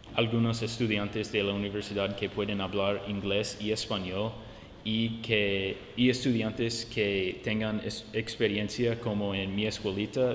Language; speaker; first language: Spanish; non-native, fluent; English